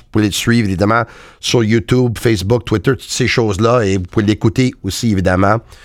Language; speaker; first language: French; native; French